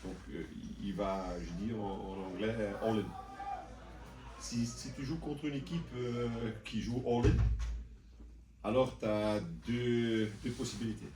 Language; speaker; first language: French; non-native, local second language; Dutch